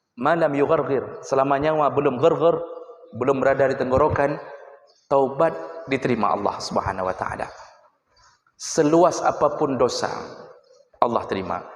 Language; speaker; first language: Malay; native; Malay